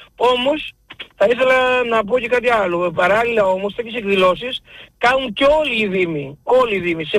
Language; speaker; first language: Greek; native; Greek